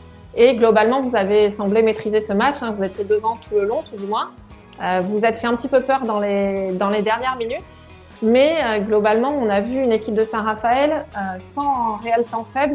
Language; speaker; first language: French; native; French